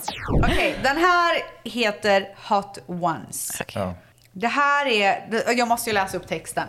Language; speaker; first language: Swedish; native; Swedish